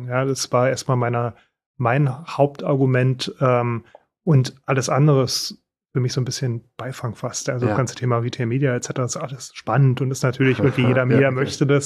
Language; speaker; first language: German; native; German